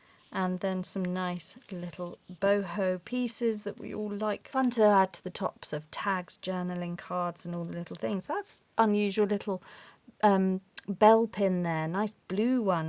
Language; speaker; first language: English; native; English